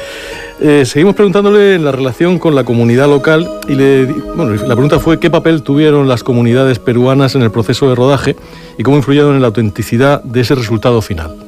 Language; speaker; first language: Spanish; native; Spanish